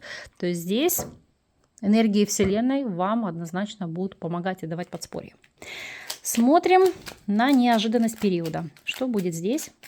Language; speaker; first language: Russian; native; Russian